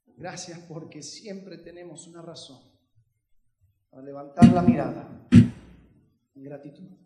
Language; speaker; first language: Spanish; early bilingual, heritage; Spanish